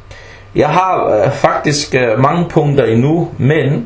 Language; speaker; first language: Danish; early bilingual, other home language; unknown